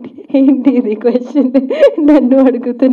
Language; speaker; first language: Telugu; non-native, learner; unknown